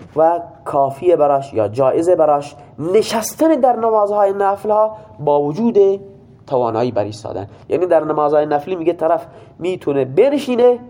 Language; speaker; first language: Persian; non-native, local second language; Baluchi